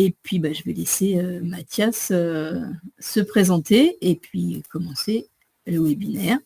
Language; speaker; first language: French; native; French